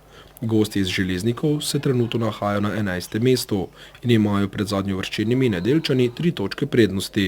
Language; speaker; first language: Slovenian; native; Slovenian